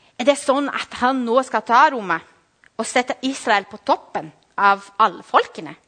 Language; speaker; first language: Norwegian; non-native, fluent; Portuguese